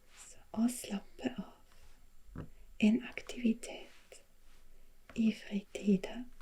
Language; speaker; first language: Norwegian; non-native, learner; German